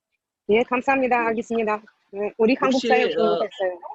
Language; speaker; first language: Korean; non-native, learner; Russian